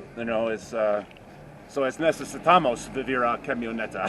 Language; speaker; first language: Spanish; non-native, learner; English